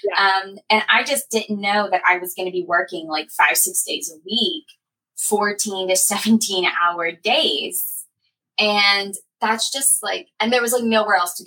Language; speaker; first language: English; native; English